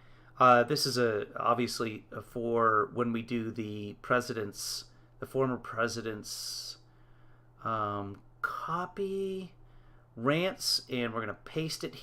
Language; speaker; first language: English; native; English